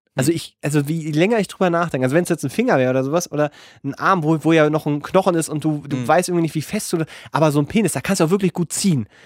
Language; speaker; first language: German; native; German